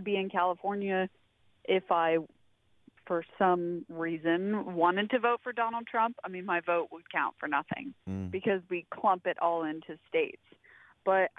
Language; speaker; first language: English; native; English